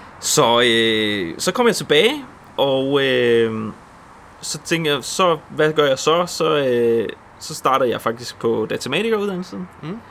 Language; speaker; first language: Danish; early bilingual, other home language; Polish